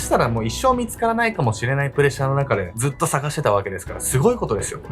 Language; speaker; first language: Japanese; native; Japanese